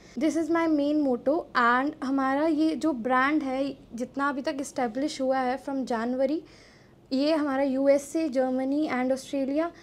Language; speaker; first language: Hindi; non-native, local second language; Punjabi